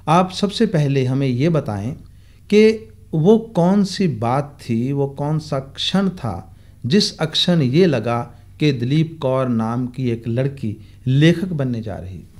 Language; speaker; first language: Hindi; non-native, local second language; Punjabi